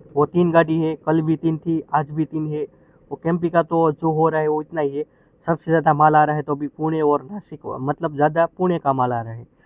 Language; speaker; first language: Hindi; non-native, local second language; Gujarati